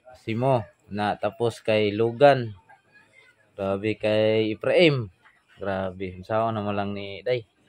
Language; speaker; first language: Filipino; non-native, local second language; Cebuano